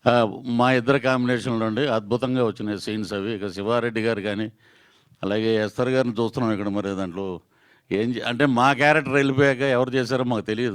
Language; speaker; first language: Telugu; native; Telugu